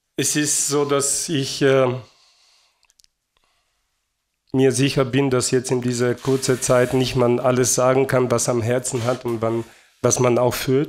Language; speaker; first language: German; non-native, fluent; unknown